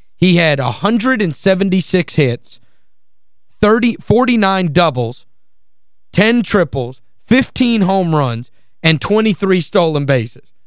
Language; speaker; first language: English; native; English